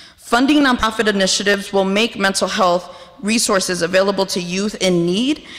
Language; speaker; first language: English; early bilingual, other home language; Spanish